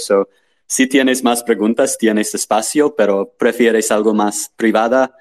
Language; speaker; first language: Spanish; non-native, learner; English